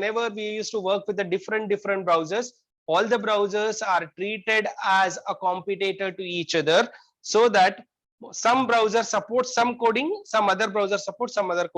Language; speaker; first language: English; non-native, local second language; Kannada